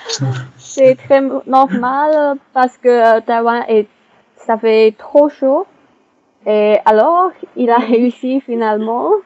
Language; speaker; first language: French; non-native, learner; Chinese